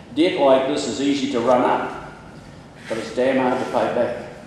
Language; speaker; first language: English; native; English